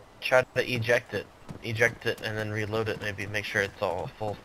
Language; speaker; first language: English; native; English